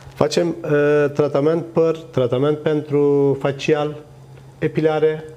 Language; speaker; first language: Romanian; non-native, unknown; Turkish